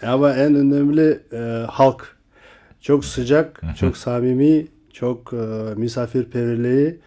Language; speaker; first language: Turkish; non-native, learner; Kazakh